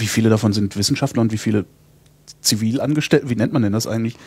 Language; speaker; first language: German; native; German